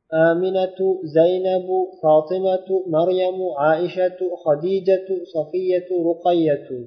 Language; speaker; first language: Arabic; non-native, fluent; Uzbek